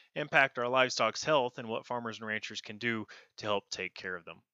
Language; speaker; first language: English; native; English